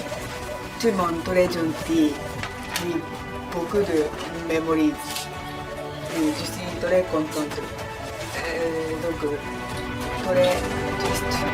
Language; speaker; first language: French; non-native, learner; Japanese